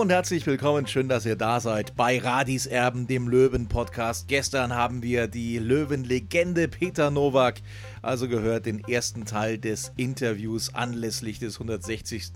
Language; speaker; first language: German; native; German